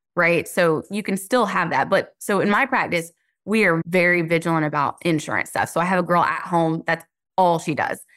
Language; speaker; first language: English; native; English